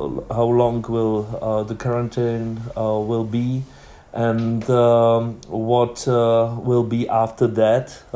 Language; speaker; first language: English; non-native, learner; Czech